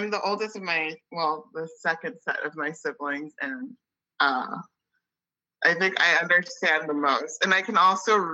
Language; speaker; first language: English; early bilingual, other home language; Akan